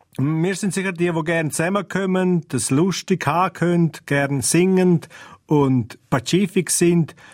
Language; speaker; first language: German; non-native, local second language; Romansh